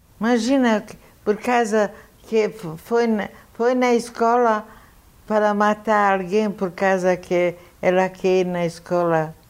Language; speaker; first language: Portuguese; non-native, fluent; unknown